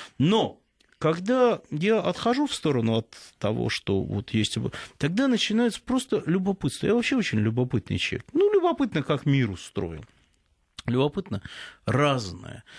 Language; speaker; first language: Russian; native; Russian